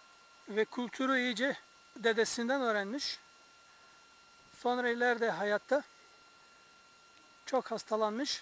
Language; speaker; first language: Turkish; non-native, fluent; English